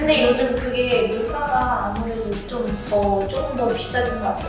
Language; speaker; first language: Korean; non-native, fluent; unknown